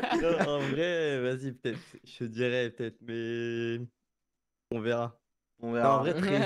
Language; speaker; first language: French; native; French